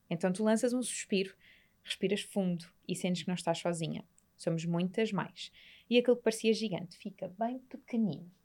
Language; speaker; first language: Portuguese; native; Portuguese